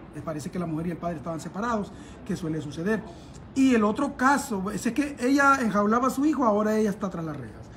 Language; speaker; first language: Spanish; native; Spanish